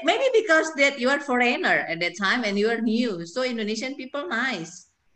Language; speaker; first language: English; non-native, fluent; Indonesian